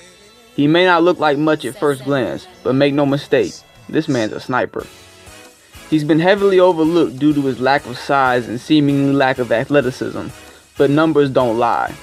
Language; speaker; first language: English; native; English